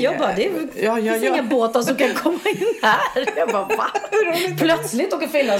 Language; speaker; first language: Swedish; native; Swedish